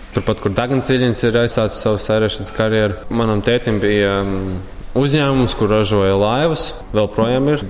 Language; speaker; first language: Latvian; native; Latvian